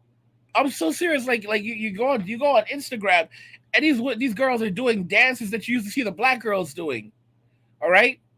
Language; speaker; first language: English; native; English